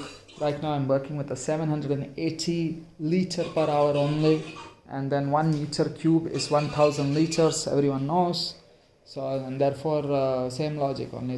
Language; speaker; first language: English; non-native, local second language; Hindi